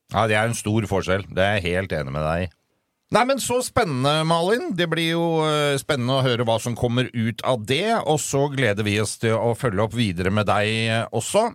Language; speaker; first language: Norwegian; native; Norwegian